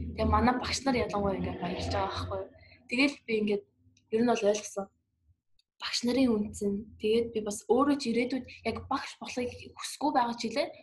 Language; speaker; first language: Mongolian; early bilingual, heritage; Mongolian